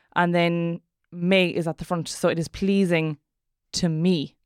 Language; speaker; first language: English; native; English